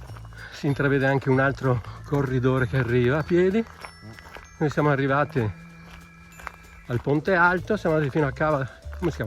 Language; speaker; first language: Italian; native; Italian